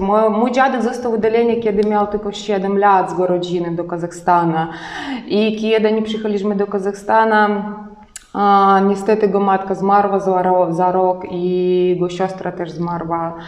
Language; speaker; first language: Polish; non-native, learner; Russian